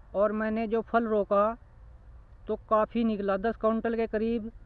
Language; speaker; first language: Hindi; native; Hindi